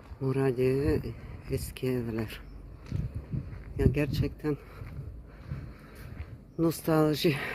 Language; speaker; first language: Turkish; early bilingual, heritage; Turkish